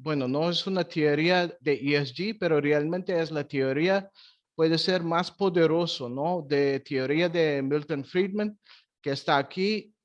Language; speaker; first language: Spanish; non-native, fluent; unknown